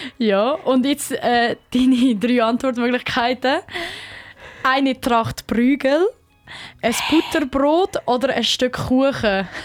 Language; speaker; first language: German; native; German